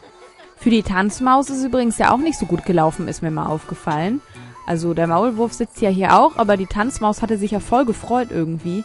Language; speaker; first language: German; native; German